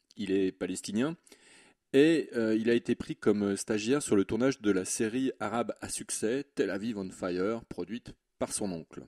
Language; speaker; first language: French; native; French